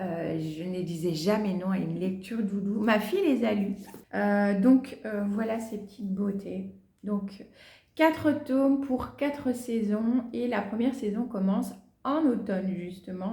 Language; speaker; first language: French; native; French